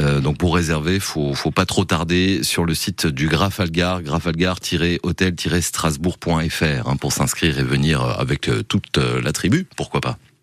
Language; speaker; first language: French; native; French